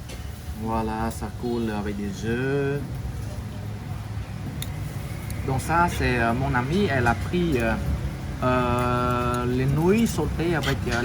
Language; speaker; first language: French; non-native, fluent; Khmer